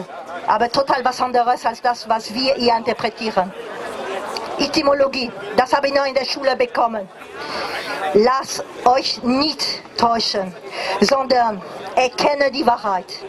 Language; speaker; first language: German; non-native, fluent; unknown